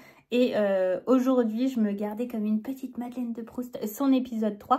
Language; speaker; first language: French; native; French